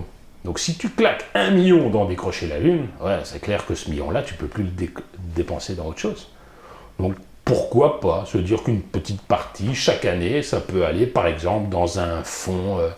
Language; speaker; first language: French; native; French